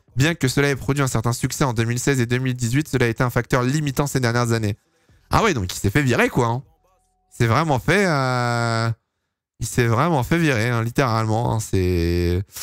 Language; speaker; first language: French; native; French